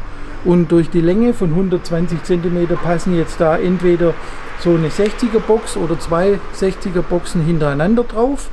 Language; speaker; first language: German; native; German